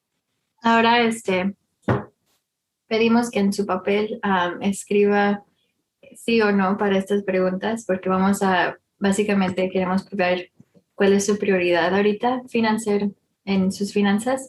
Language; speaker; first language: Spanish; early bilingual, heritage; Spanish